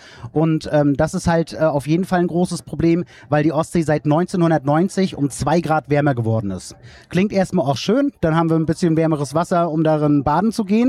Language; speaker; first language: German; native; German